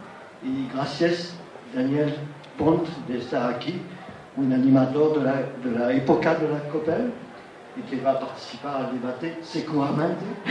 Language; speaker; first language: Spanish; non-native, learner; French